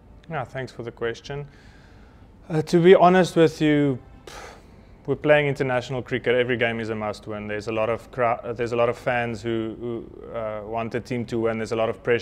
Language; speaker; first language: English; non-native, local second language; Afrikaans